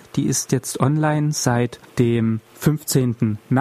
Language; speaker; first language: German; native; German